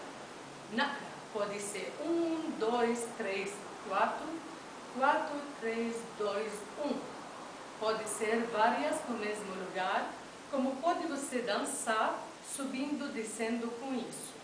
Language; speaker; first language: Portuguese; non-native, fluent; Arabic